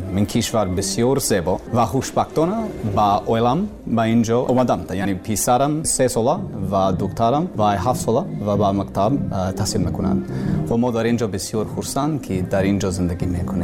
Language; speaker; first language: Persian; non-native, learner; English